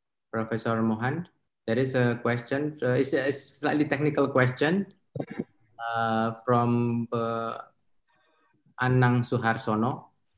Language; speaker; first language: English; non-native, fluent; Indonesian